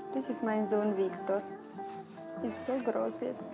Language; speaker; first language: German; non-native, learner; Romanian